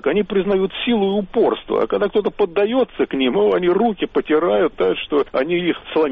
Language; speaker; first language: Russian; native; Russian